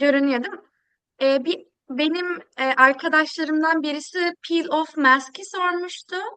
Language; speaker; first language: Turkish; native; Turkish